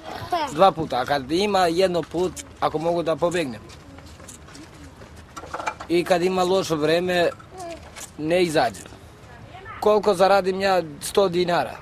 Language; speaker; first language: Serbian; non-native, local second language; Romany